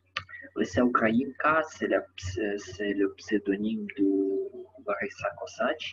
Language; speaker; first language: French; non-native, learner; Ukrainian